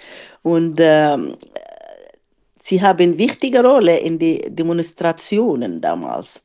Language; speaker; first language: German; non-native, fluent; Arabic